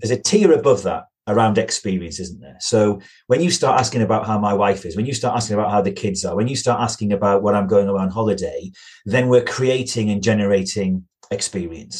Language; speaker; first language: English; native; English